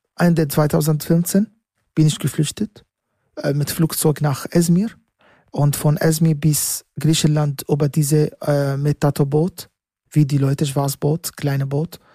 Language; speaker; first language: German; non-native, learner; Arabic